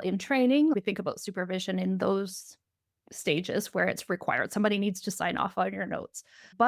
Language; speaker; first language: English; native; English